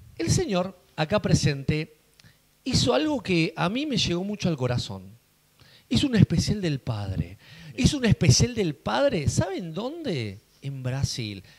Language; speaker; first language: Spanish; native; Spanish